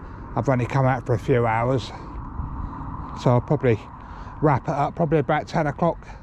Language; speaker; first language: English; native; English